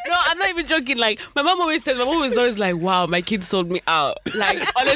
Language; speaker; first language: English; native; English